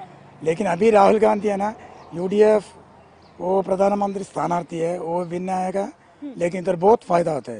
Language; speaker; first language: Hindi; non-native, local second language; Malayalam